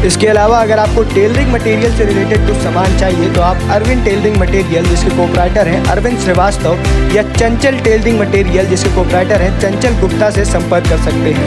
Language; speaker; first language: Hindi; native; Hindi